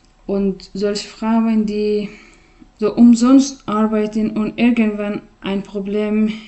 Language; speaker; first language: German; non-native, learner; Persian